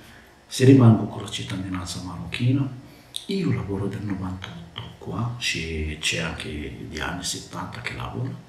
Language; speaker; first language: Italian; non-native, learner; Arabic